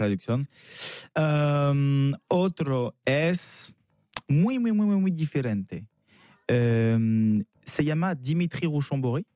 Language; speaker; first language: Spanish; non-native, fluent; French